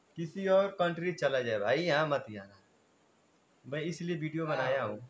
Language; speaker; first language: Hindi; native; Hindi